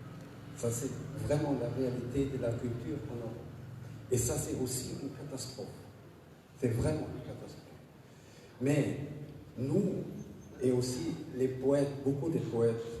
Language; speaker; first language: French; non-native, learner; German